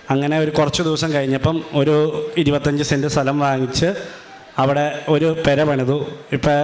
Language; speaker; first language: Malayalam; native; Malayalam